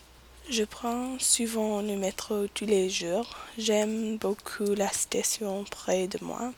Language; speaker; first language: French; non-native, learner; English